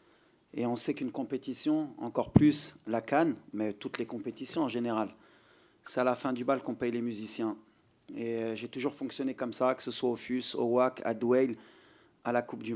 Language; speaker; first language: French; native; French